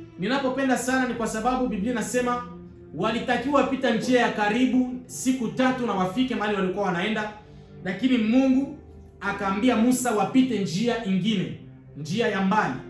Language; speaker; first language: Swahili; native; Swahili